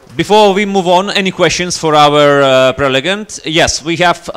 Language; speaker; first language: English; non-native, fluent; Lithuanian